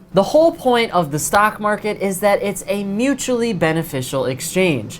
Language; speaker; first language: English; native; English